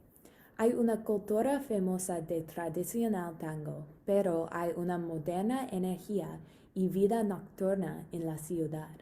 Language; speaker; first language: Spanish; non-native, learner; English